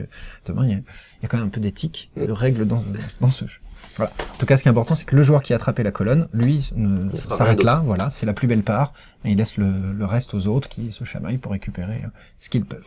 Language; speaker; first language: French; native; French